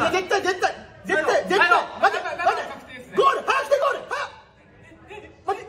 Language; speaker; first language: Japanese; native; Japanese